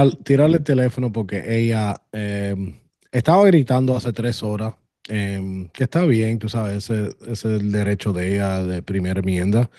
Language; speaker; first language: Spanish; early bilingual, other home language; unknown